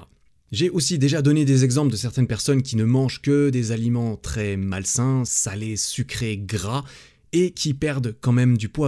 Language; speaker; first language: French; native; French